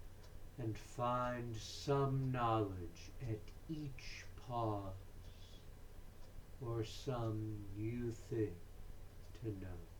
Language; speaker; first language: English; native; English